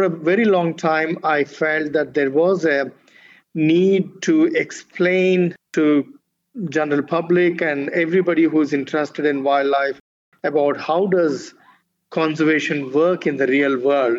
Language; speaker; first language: English; non-native, local second language; Kannada